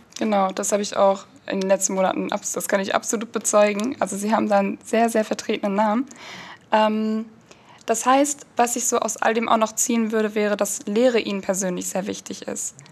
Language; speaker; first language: German; early bilingual, other home language; Turkish